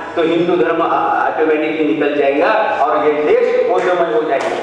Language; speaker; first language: Hindi; non-native, local second language; Marathi